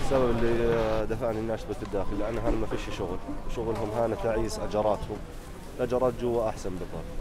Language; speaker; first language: Arabic; native; Arabic